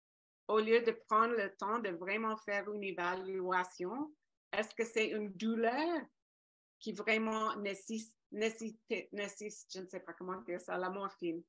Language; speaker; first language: French; non-native, fluent; English